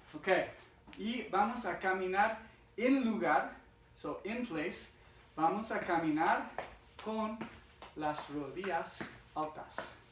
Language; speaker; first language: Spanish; non-native, fluent; English